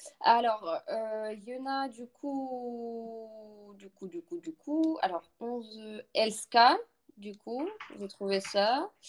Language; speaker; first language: French; non-native, fluent; Russian